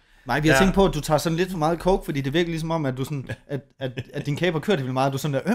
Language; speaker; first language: Danish; native; Danish